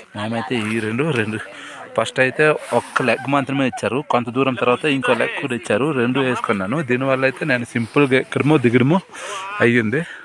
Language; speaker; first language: Telugu; native; Telugu